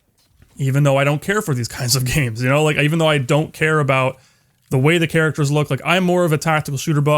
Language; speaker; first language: English; native; English